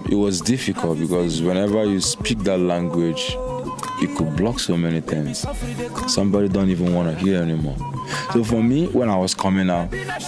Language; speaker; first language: English; non-native, local second language; Igbo